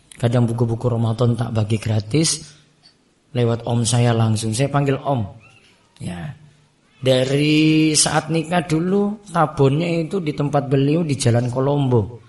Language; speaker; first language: Indonesian; native; Indonesian